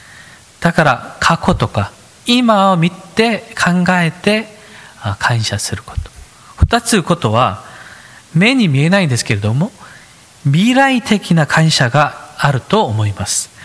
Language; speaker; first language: Japanese; non-native, fluent; Korean